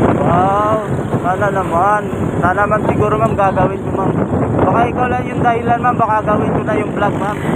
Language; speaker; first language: Filipino; non-native, local second language; Cebuano